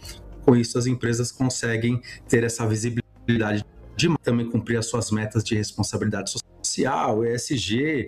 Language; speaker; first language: Portuguese; native; Portuguese